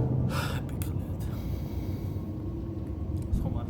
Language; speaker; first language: Dutch; non-native, local second language; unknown